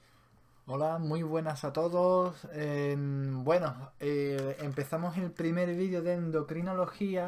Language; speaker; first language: Spanish; native; Spanish